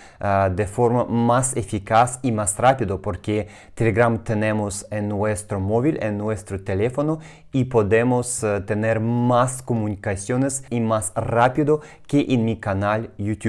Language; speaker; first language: Spanish; non-native, fluent; Russian